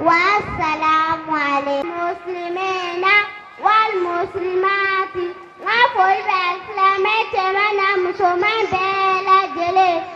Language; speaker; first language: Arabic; non-native, learner; Bambara